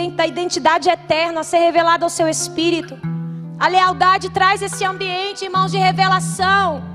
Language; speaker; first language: Portuguese; native; Portuguese